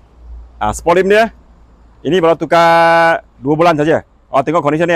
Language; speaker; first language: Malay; non-native, local second language; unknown